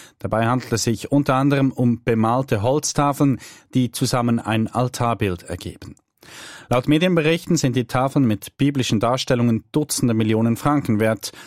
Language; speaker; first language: German; native; German